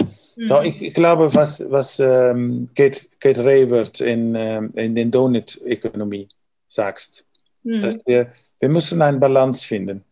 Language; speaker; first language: German; non-native, learner; Dutch